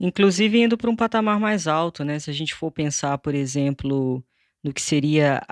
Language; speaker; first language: Portuguese; native; Portuguese